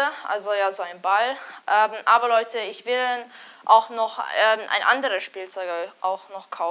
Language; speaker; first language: German; early bilingual, other home language; Hungarian